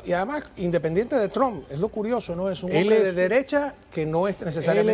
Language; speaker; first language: Spanish; native; Spanish